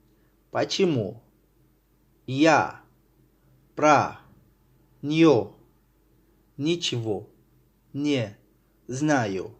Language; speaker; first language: Russian; non-native, fluent; Tajik